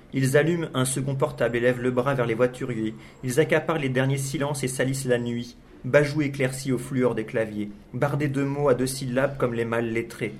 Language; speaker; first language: French; native; French